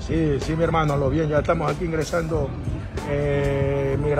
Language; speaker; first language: Spanish; native; Spanish